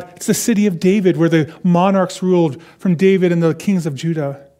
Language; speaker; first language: English; native; English